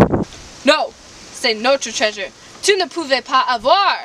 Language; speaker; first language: French; non-native, learner; English